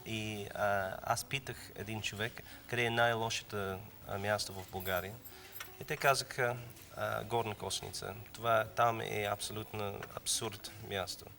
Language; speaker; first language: Bulgarian; non-native, learner; English